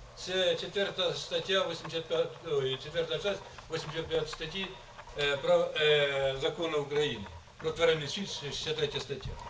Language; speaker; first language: Ukrainian; native; Ukrainian